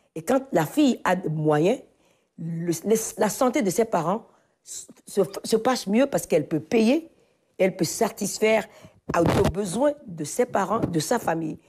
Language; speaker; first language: French; non-native, local second language; Fon